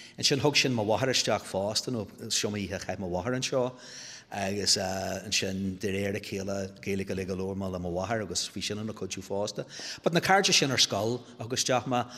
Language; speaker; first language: Irish; non-native, local second language; English